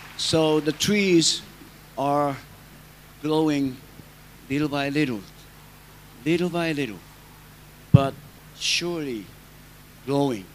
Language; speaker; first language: English; non-native, learner; Japanese